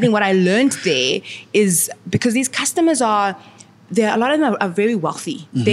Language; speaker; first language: English; non-native, local second language; Shona